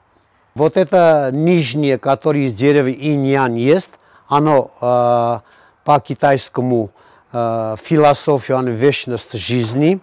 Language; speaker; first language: Russian; non-native, fluent; Armenian